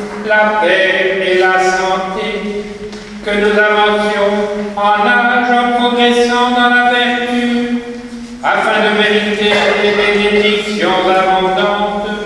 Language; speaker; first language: French; native; French